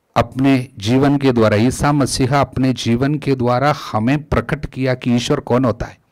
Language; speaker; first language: Hindi; non-native, local second language; Malayalam